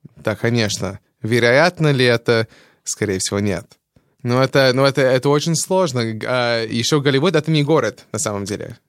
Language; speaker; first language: Russian; non-native, fluent; English